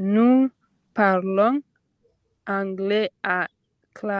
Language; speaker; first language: French; non-native, learner; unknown